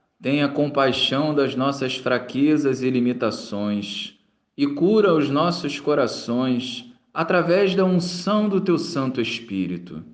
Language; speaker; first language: Portuguese; native; Portuguese